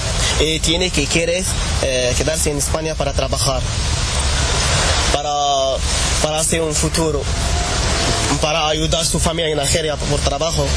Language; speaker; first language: Spanish; non-native, learner; Arabic